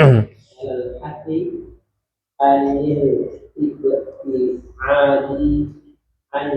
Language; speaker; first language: Arabic; non-native, learner; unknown